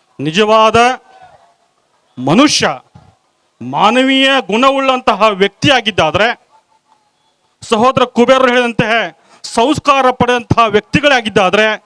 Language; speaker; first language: Kannada; non-native, local second language; Lambadi